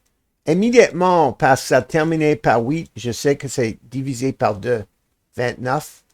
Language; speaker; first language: French; non-native, learner; English